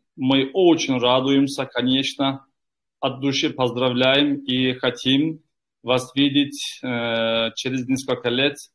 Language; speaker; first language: Russian; non-native, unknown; Turkish